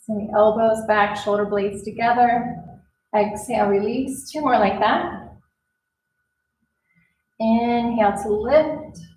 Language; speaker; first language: English; native; English